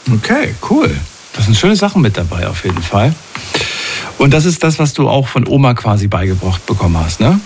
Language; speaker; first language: German; native; German